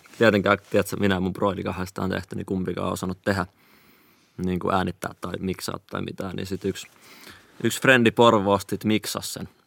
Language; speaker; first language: Finnish; native; Finnish